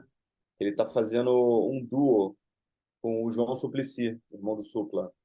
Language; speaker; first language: Portuguese; native; Portuguese